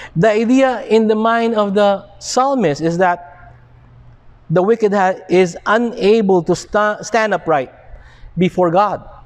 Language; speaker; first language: English; non-native, local second language; Filipino